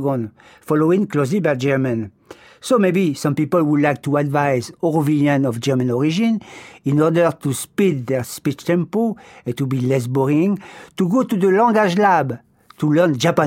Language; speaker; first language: English; non-native, fluent; French